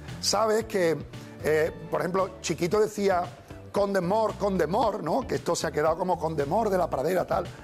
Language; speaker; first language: Spanish; native; Spanish